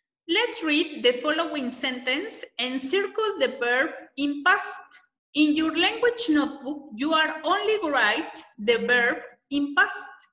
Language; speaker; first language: English; non-native, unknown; Spanish